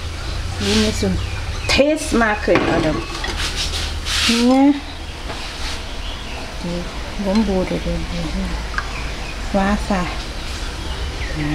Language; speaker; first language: German; non-native, learner; Thai